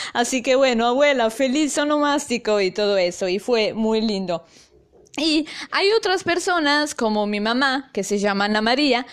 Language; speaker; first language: Spanish; non-native, fluent; Italian